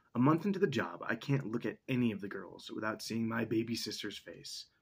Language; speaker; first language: English; native; English